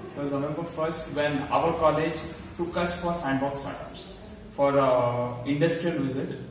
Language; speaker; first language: English; non-native, local second language; Kannada